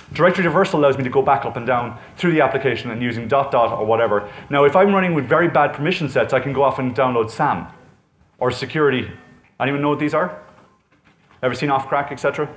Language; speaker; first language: English; native; English